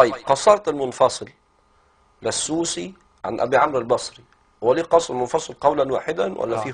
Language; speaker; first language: Arabic; native; Arabic